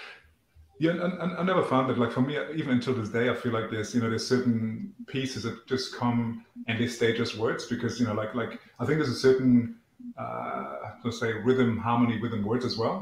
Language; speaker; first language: English; non-native, fluent; German